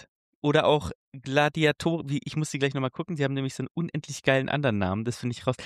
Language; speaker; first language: German; native; German